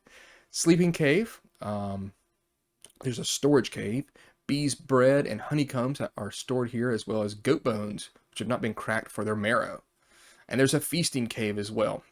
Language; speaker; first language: English; native; English